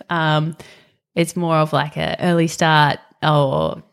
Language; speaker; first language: English; native; English